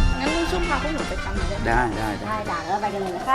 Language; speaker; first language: Thai; native; Thai